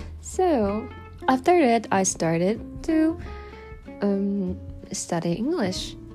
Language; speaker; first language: English; non-native, learner; Japanese